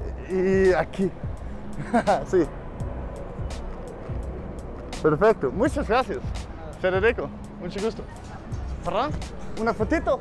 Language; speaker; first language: Spanish; non-native, learner; Danish